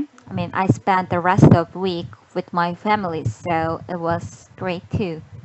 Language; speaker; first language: English; non-native, learner; Korean